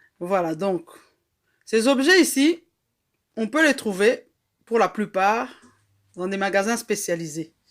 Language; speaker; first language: French; non-native, local second language; Lingala